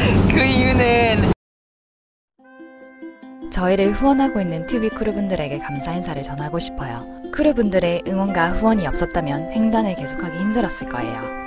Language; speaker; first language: Korean; native; Korean